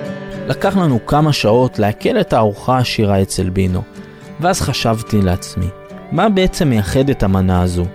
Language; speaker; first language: Hebrew; native; Hebrew